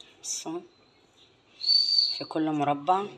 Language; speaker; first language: Arabic; native; Arabic